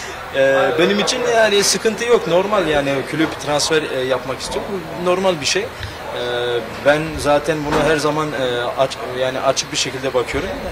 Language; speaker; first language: Turkish; early bilingual, heritage; Turkish